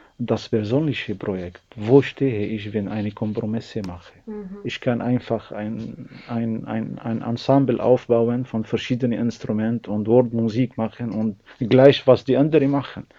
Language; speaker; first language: German; non-native, learner; Arabic